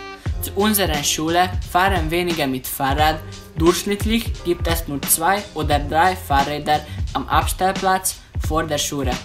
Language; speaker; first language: German; non-native, learner; Hungarian